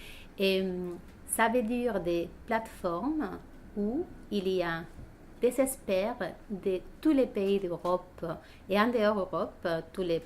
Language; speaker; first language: French; non-native, fluent; Spanish